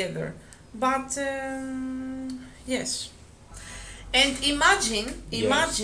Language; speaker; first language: English; non-native, fluent; Greek